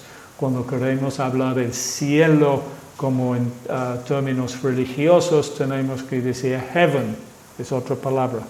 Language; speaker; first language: Spanish; non-native, fluent; English